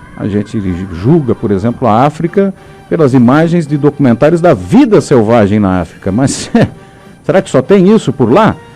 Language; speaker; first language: Portuguese; native; Portuguese